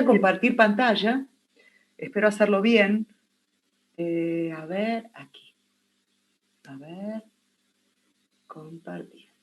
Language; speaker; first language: Spanish; native; Spanish